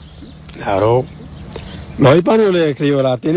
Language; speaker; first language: Spanish; non-native, learner; Arabic